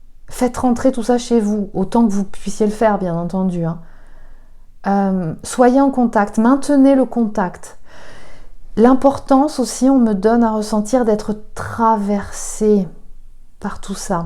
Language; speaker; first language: French; native; French